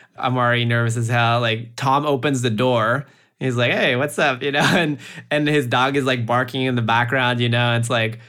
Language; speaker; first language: English; early bilingual, heritage; French